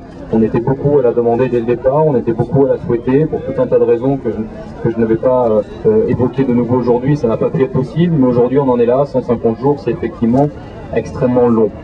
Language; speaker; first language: French; native; French